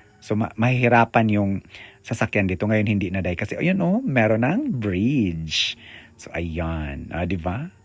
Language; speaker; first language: Filipino; non-native, local second language; Cebuano